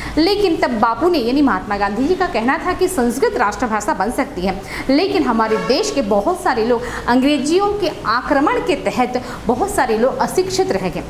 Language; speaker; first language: Hindi; non-native, local second language; Telugu